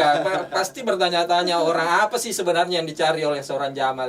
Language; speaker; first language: Indonesian; native; Indonesian